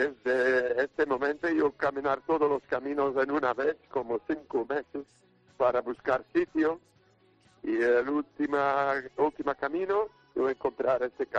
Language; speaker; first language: Spanish; non-native, learner; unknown